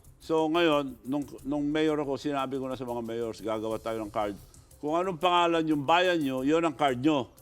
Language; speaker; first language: Filipino; non-native, local second language; Iloko